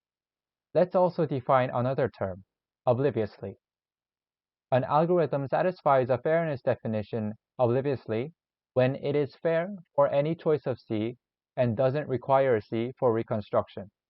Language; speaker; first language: English; non-native, learner; Korean